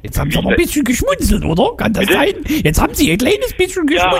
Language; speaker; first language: German; native; German